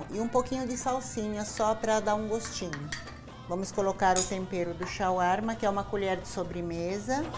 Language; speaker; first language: Portuguese; non-native, fluent; Arabic